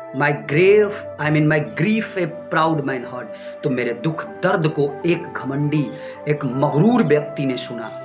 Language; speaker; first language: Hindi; native; Hindi